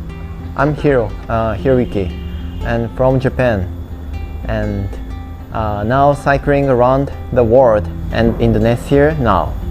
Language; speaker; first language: English; non-native, learner; Japanese